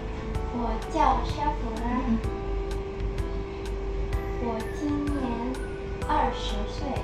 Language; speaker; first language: Chinese; non-native, learner; Indonesian